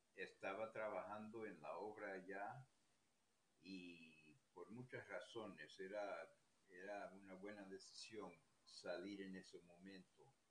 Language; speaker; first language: Spanish; native; Spanish